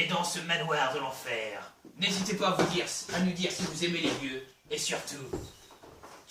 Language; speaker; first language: French; native; French